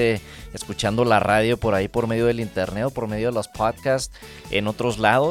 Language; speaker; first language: Spanish; native; Spanish